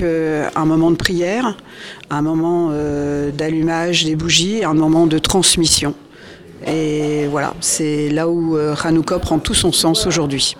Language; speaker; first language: French; native; French